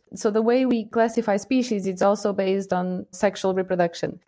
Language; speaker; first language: English; non-native, fluent; Portuguese